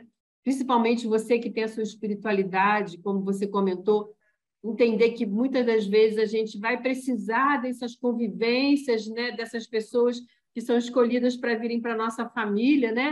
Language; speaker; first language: Portuguese; native; Portuguese